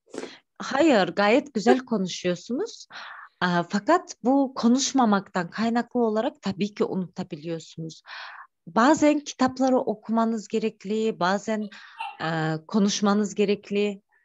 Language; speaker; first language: Turkish; non-native, fluent; Kyrgyz